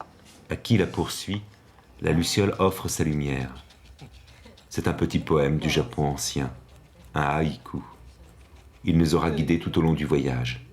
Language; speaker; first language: French; native; French